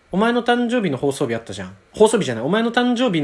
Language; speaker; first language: Japanese; native; Japanese